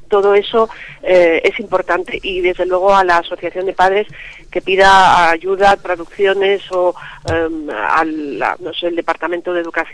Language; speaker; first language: Spanish; native; Spanish